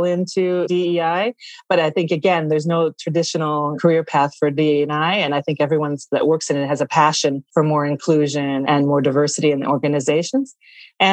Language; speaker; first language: English; native; English